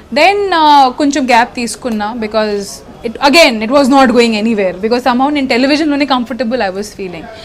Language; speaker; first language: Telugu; non-native, local second language; Hindi